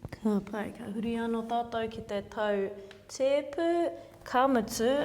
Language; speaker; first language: Māori; non-native, local second language; English